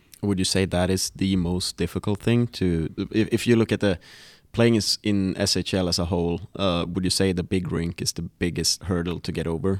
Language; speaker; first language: English; non-native, fluent; Swedish